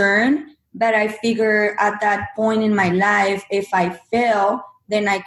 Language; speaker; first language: English; non-native, fluent; Spanish